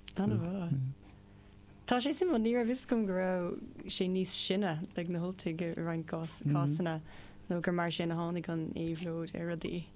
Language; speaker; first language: Irish; non-native, local second language; English